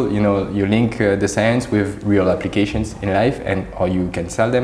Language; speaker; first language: English; non-native, fluent; French